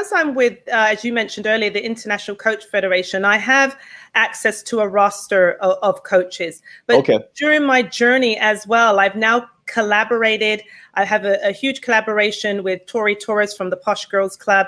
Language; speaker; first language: English; native; English